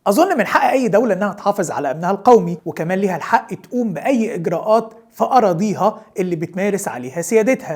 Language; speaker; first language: Arabic; native; Arabic